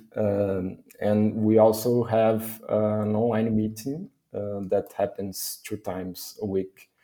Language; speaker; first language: English; non-native, fluent; Portuguese